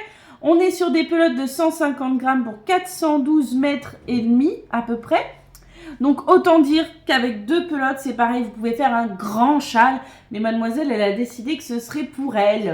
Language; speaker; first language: French; native; French